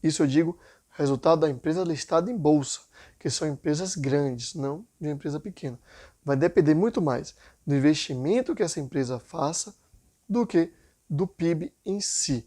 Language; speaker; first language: Portuguese; native; Portuguese